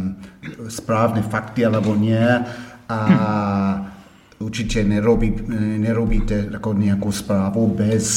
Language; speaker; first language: Slovak; non-native, fluent; English